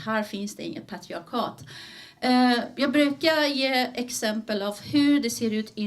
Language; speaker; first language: Swedish; early bilingual, other home language; Persian